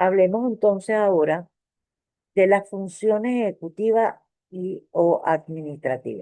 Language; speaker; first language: Spanish; native; Spanish